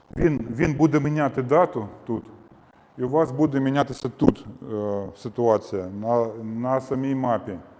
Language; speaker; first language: Ukrainian; native; Ukrainian